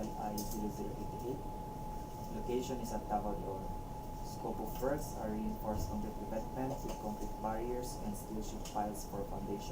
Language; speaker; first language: English; non-native, local second language; Cebuano